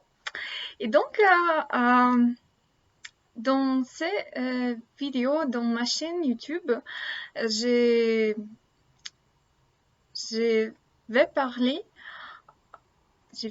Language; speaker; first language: French; non-native, learner; Russian